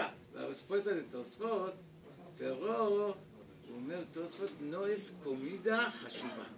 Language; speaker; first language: Spanish; non-native, learner; Hebrew